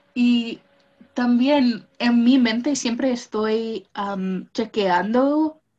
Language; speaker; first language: Spanish; non-native, fluent; English